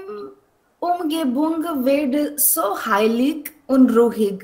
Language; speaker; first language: German; non-native, learner; Hindi